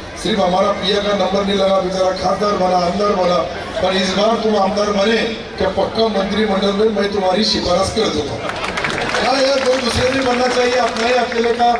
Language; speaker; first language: Hindi; non-native, local second language; Urdu